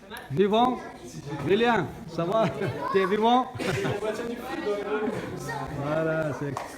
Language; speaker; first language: French; non-native, learner; Chechen